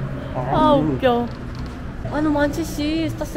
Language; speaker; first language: Spanish; non-native, fluent; Korean